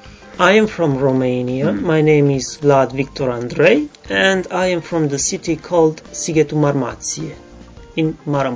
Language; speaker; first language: English; non-native, learner; Romanian